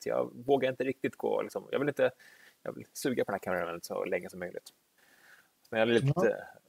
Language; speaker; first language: Swedish; native; Swedish